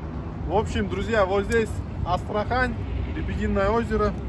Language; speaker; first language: Russian; non-native, fluent; Turkish